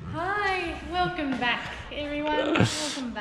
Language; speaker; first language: English; native; English